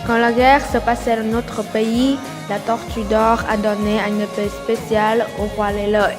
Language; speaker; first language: French; non-native, learner; Vietnamese